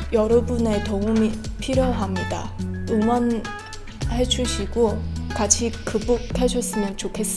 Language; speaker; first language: Korean; non-native, learner; Chinese